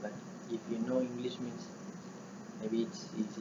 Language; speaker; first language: English; non-native, learner; Malay